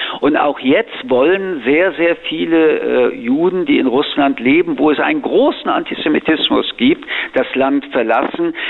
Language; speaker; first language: German; early bilingual, other home language; French